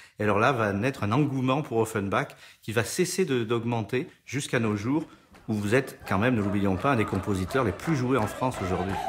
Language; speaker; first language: French; native; French